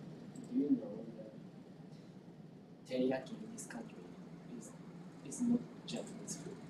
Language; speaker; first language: English; non-native, local second language; Japanese